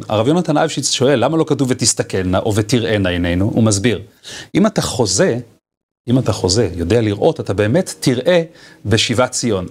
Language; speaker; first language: Hebrew; native; Hebrew